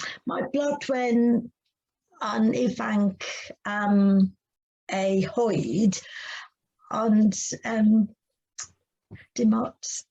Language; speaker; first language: Welsh; non-native, learner; English